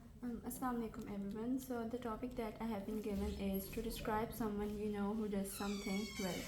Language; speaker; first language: English; non-native, learner; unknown